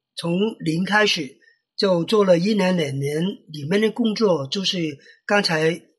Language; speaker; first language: Chinese; non-native, fluent; Cantonese